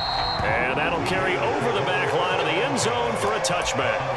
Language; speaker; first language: English; native; English